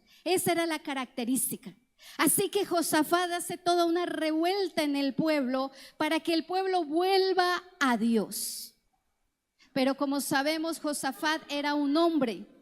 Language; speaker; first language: Spanish; native; Spanish